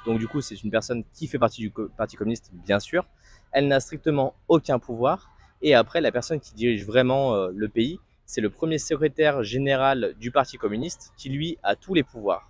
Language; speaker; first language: French; native; French